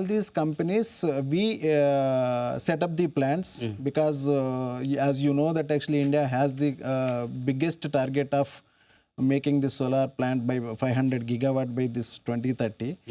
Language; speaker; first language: English; non-native, local second language; Telugu